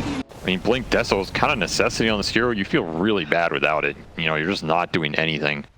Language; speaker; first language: English; native; English